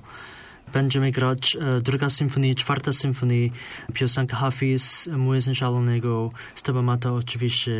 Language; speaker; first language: Polish; non-native, learner; Chinese